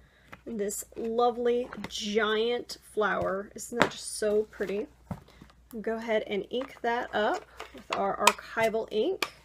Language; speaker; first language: English; native; English